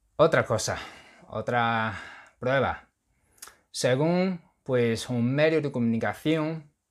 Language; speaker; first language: Spanish; non-native, fluent; Chinese